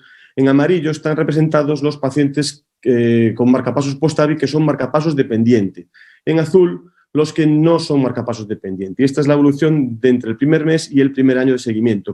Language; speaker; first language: Spanish; native; Spanish